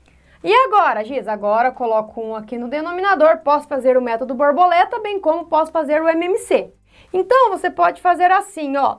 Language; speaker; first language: Portuguese; native; Portuguese